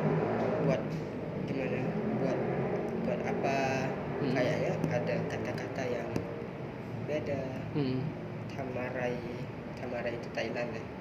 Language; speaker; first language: Indonesian; non-native, learner; Malay